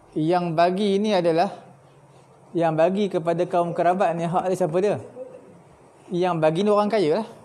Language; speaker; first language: Malay; native; Malay